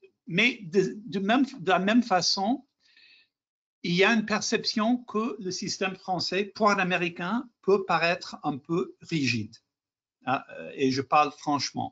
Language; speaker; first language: French; non-native, fluent; English